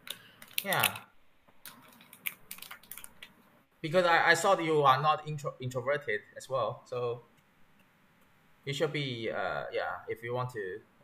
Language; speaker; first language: English; non-native, learner; Chinese